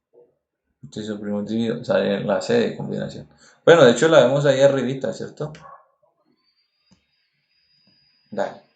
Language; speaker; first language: Spanish; native; Spanish